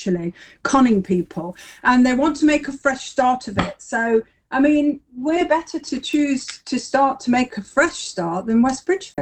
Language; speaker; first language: English; native; English